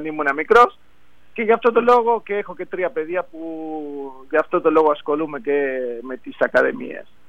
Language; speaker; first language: Greek; non-native, fluent; Spanish